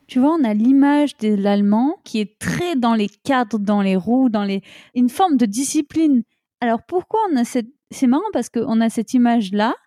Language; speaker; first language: French; native; French